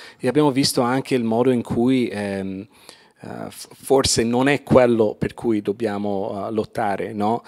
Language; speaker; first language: Italian; non-native, fluent; English